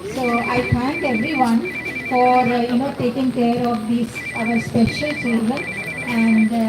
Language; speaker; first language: English; non-native, local second language; Malayalam